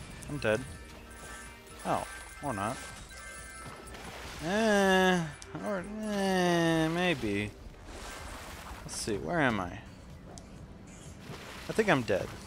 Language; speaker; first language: English; native; English